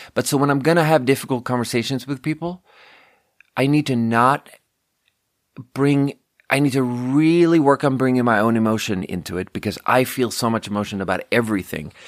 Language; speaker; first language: English; native; English